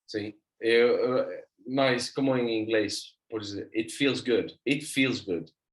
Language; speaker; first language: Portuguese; non-native, learner; Swedish